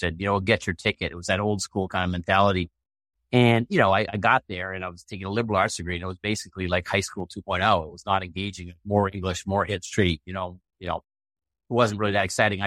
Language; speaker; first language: English; native; English